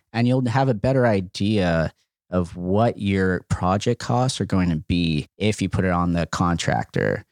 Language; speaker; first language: English; native; English